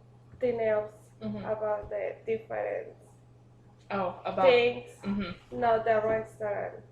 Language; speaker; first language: English; non-native, learner; Spanish